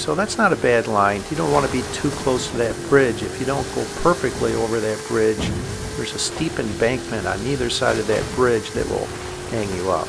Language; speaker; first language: English; native; English